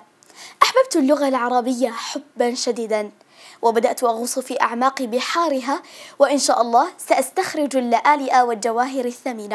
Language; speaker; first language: Arabic; native; Arabic